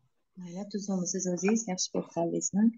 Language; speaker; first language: Arabic; non-native, learner; Uzbek